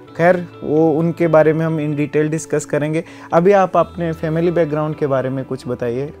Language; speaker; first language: Hindi; native; Hindi